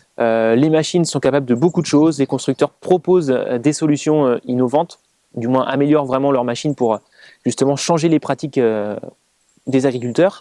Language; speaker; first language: French; native; French